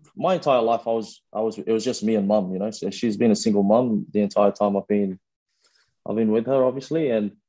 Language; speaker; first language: English; early bilingual, other home language; Fijian